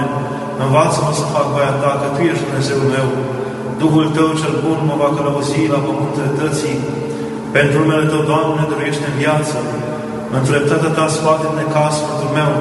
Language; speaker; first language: Romanian; native; Romanian